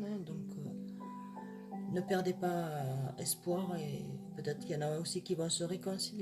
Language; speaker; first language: French; native; French